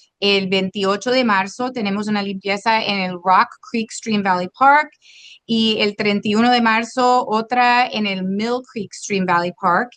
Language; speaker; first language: Spanish; non-native, local second language; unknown